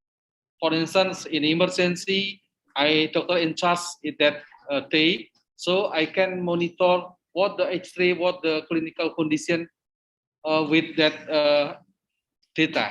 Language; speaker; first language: English; non-native, learner; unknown